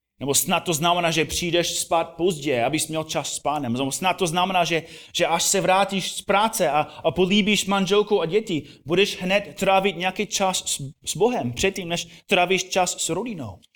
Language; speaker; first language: Czech; non-native, fluent; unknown